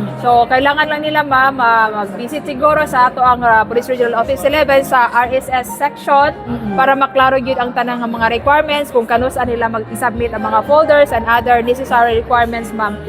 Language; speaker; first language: Cebuano; native; Cebuano